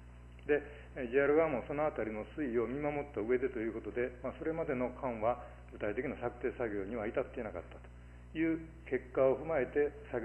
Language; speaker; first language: Japanese; native; Japanese